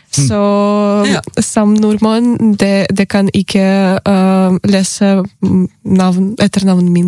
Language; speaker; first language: Norwegian; non-native, learner; Ukrainian